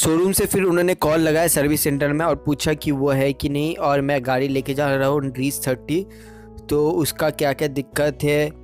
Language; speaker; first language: Hindi; non-native, local second language; Bangla